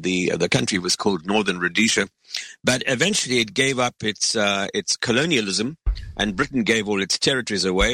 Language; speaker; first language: English; native; English